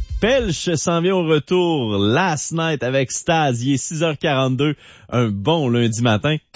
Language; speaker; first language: French; native; French